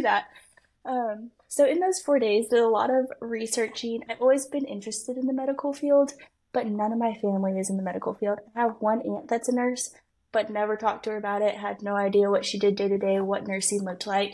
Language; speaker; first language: English; native; English